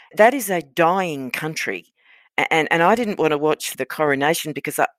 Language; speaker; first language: English; native; English